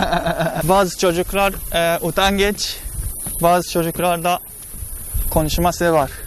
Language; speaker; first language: Turkish; non-native, fluent; Japanese